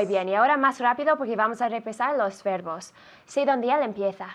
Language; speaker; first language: Spanish; non-native, fluent; English